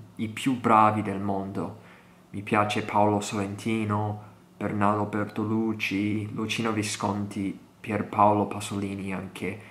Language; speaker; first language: Italian; non-native, learner; English